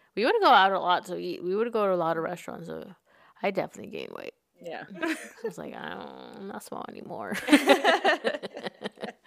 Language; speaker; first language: English; early bilingual, other home language; Spanish